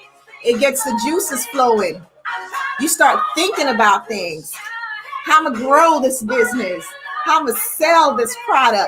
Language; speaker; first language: English; native; English